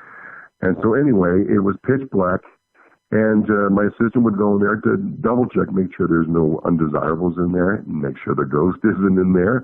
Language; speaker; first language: English; native; English